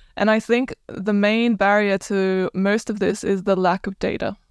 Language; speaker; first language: English; non-native, fluent; Croatian